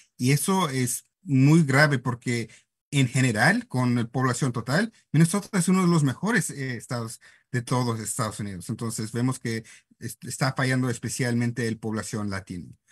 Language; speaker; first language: Spanish; non-native, fluent; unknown